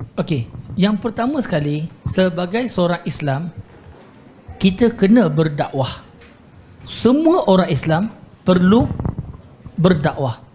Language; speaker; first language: Malay; non-native, local second language; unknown